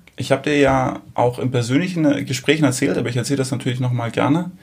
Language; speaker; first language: German; early bilingual, other home language; Greek